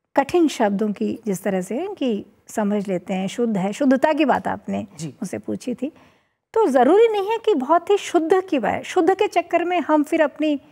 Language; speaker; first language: Hindi; native; Hindi